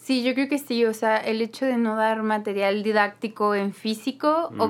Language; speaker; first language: Spanish; native; Spanish